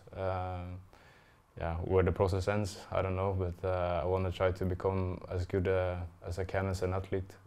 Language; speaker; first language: English; non-native, fluent; Norwegian